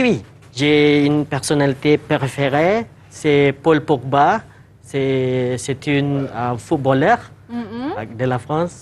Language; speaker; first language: French; non-native, fluent; Malay